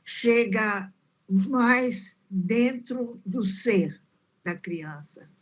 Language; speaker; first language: Portuguese; early bilingual, other home language; Italian